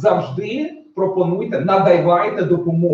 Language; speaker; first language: Ukrainian; native; Ukrainian